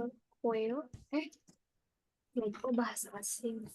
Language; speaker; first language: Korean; non-native, learner; Indonesian